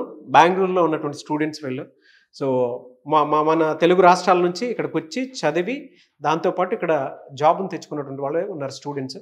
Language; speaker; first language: Telugu; native; Telugu